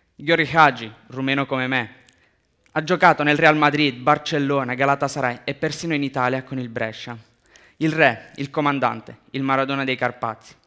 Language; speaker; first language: Italian; early bilingual, other home language; Romanian